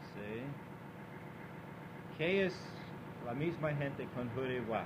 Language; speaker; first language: Spanish; non-native, learner; English